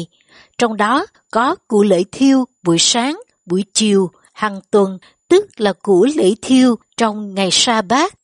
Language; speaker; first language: Vietnamese; native; Vietnamese